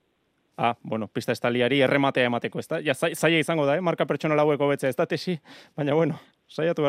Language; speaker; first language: Basque; native; Basque